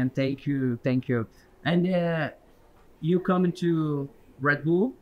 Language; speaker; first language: English; non-native, learner; Portuguese